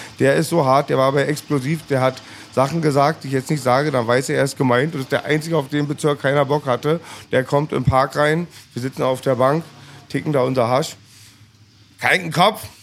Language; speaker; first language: German; native; German